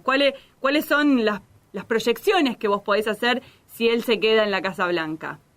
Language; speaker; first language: Spanish; native; Spanish